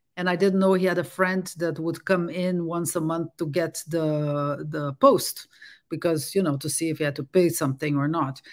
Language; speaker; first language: English; non-native, fluent; Portuguese